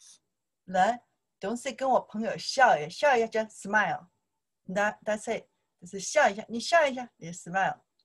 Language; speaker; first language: English; non-native, learner; Chinese